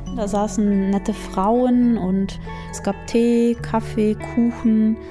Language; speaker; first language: German; early bilingual, other home language; Polish